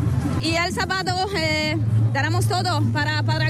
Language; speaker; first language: Spanish; non-native, learner; Polish